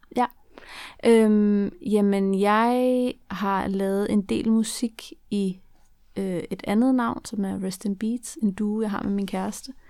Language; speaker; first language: Danish; early bilingual, other home language; Kurdish